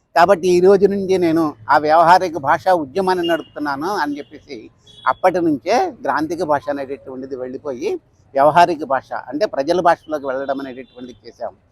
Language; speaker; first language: Telugu; native; Telugu